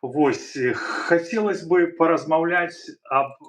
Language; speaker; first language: Belarusian; non-native, local second language; Russian